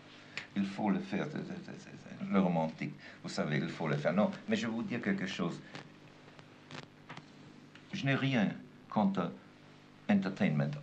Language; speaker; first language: French; non-native, fluent; German